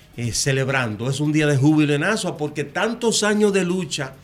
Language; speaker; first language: Spanish; native; Spanish